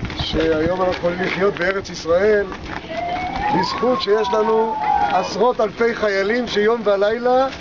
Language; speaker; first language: Hebrew; native; Hebrew